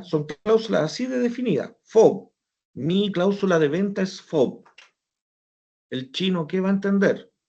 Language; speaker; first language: Spanish; native; Spanish